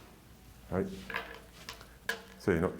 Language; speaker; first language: Japanese; non-native, fluent; English